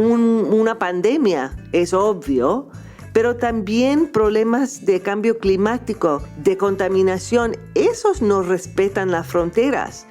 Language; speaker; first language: Spanish; non-native, fluent; English